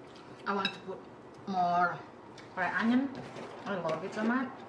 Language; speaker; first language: English; non-native, learner; Indonesian